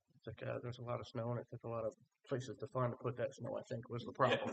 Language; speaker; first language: English; native; English